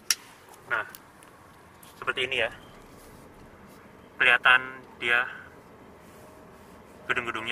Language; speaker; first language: Indonesian; native; Indonesian